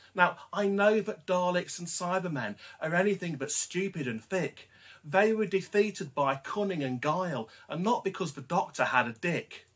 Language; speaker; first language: English; native; English